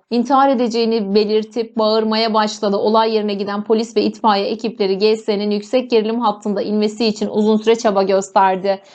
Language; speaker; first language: Turkish; native; Turkish